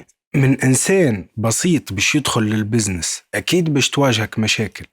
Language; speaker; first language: Arabic; native; Arabic